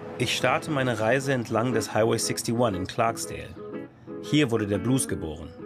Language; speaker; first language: German; non-native, fluent; English